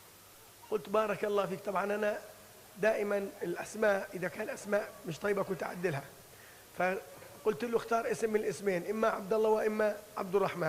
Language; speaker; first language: Arabic; native; Arabic